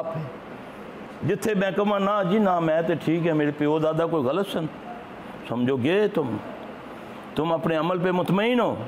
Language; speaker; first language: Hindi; non-native, local second language; Punjabi